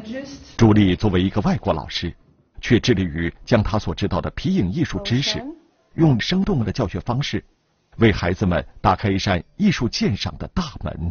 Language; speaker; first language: Chinese; native; Chinese